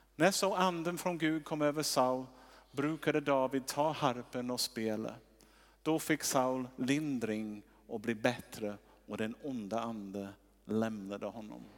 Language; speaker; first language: Swedish; non-native, fluent; English